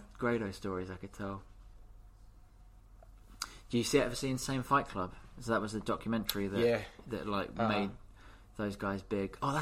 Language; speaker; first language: English; native; English